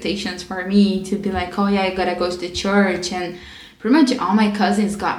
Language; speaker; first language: English; non-native, fluent; Portuguese